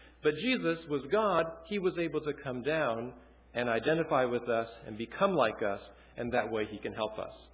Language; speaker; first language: English; early bilingual, other home language; Chinese